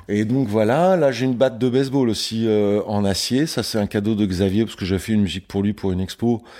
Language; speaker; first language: French; native; French